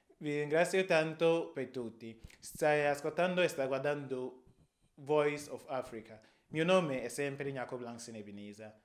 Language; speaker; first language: Italian; non-native, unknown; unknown